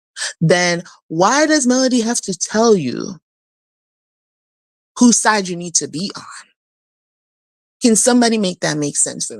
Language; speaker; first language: English; native; English